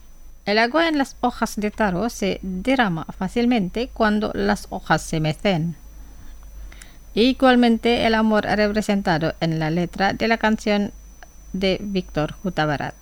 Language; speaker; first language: Spanish; non-native, fluent; Indonesian